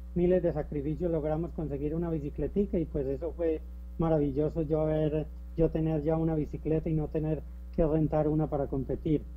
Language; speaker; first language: Spanish; native; Spanish